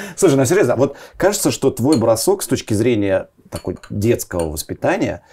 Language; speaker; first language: Russian; native; Russian